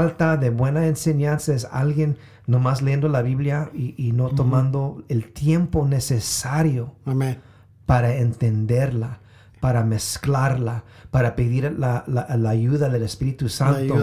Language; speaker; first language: Spanish; early bilingual, heritage; Spanish